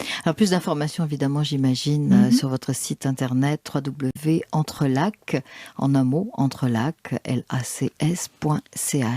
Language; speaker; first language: French; native; French